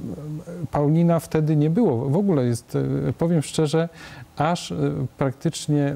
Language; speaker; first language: Polish; native; Polish